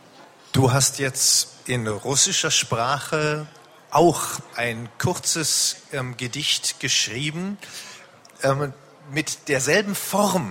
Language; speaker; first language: German; native; German